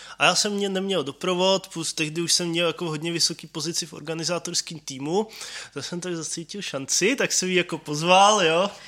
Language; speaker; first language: Czech; native; Czech